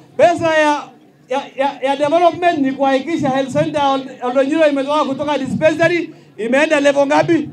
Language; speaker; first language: Swahili; non-native, local second language; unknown